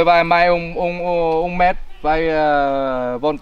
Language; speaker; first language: Portuguese; non-native, learner; Vietnamese